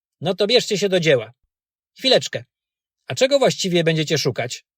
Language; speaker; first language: Polish; native; Polish